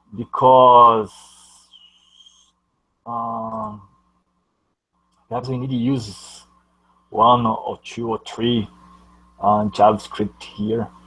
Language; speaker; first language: English; non-native, learner; Portuguese